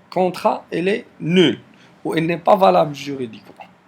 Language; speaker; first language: French; non-native, local second language; Arabic